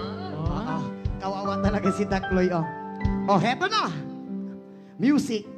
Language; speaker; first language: Filipino; non-native, local second language; Cebuano